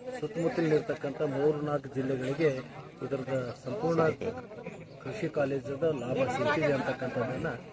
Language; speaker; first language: Kannada; native; Kannada